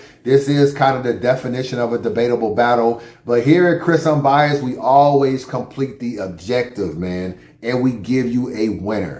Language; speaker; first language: English; native; English